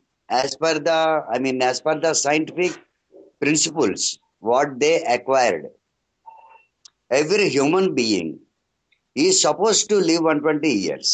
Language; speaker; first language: English; non-native, local second language; Telugu